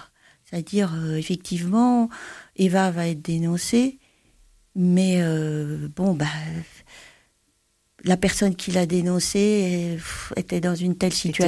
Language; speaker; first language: French; native; French